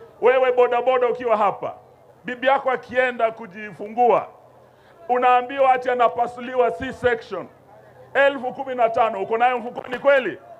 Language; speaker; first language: Swahili; non-native, local second language; Luyia